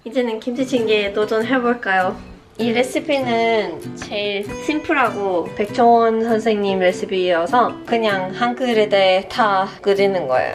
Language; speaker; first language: Korean; non-native, fluent; Swedish